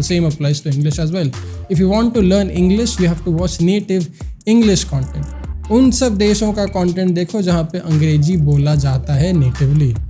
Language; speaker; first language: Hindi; non-native, local second language; Bangla